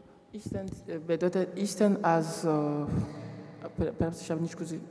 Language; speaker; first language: German; non-native, learner; French